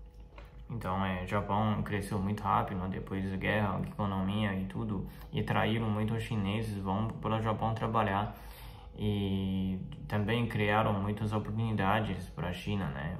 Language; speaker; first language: Portuguese; non-native, fluent; Chinese